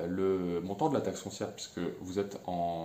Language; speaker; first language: French; native; French